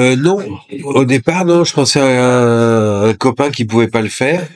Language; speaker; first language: French; native; French